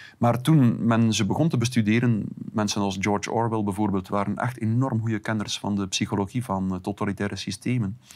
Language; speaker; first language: Dutch; native; Dutch